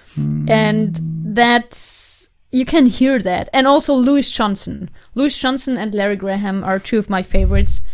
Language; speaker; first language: English; non-native, fluent; German